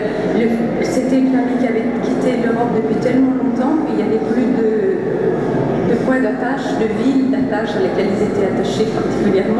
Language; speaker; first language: French; early bilingual, heritage; French